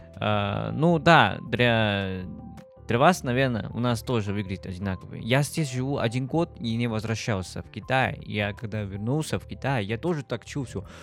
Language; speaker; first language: Russian; non-native, learner; Chinese